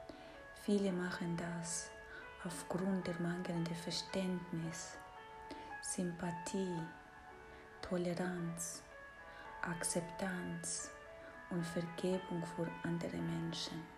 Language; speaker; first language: German; non-native, fluent; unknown